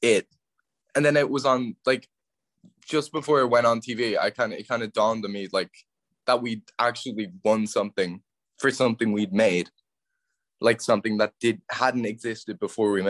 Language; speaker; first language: English; native; English